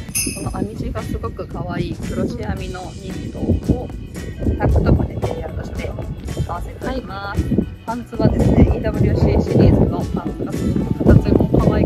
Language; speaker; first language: Japanese; native; Japanese